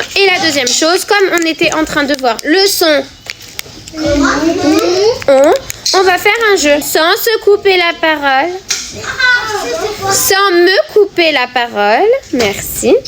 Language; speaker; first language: French; native; French